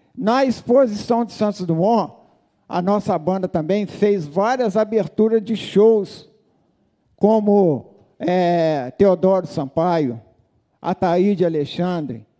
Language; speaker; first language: Portuguese; native; Portuguese